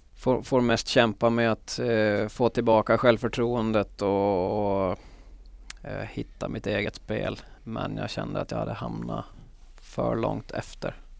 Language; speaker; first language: Swedish; native; Swedish